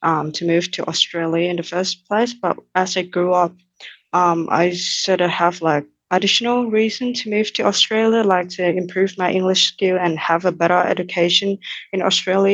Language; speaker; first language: English; non-native, fluent; Thai